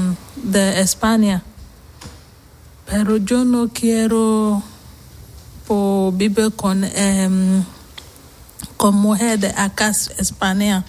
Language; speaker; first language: Spanish; non-native, learner; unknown